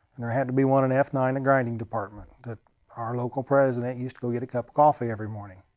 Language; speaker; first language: English; native; English